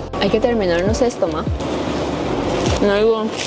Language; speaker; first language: Spanish; native; Spanish